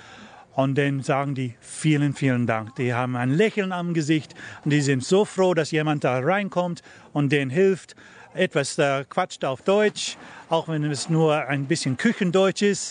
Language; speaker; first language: German; early bilingual, heritage; German